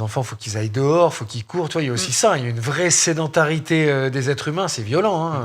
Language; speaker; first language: French; native; French